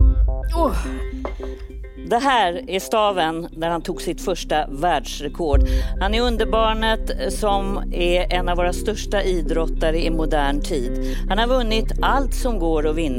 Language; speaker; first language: Swedish; native; Swedish